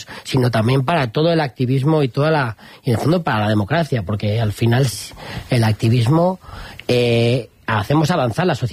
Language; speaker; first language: Spanish; native; Spanish